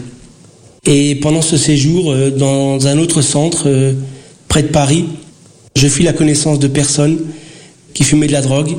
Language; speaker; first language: French; early bilingual, other home language; Portuguese